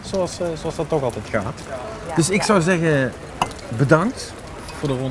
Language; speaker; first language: Dutch; native; Dutch